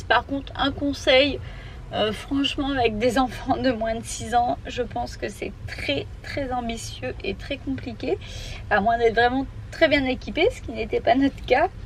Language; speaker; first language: French; native; French